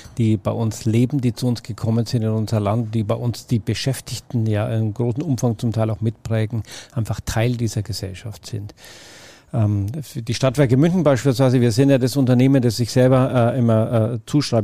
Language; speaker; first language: German; native; German